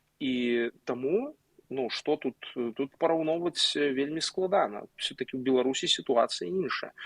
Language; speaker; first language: Belarusian; non-native, local second language; Russian